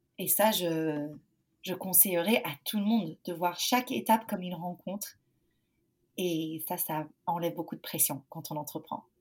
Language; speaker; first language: French; non-native, fluent; English